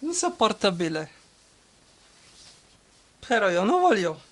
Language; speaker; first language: Italian; non-native, learner; German